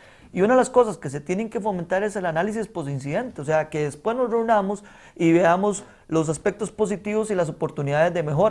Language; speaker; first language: Spanish; native; Spanish